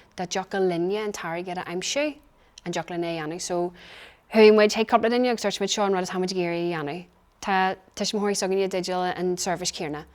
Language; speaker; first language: Irish; non-native, local second language; English